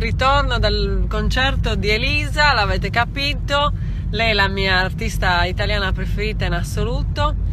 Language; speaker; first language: Italian; native; Italian